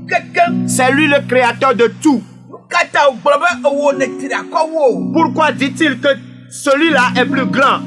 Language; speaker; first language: French; non-native, local second language; Ewe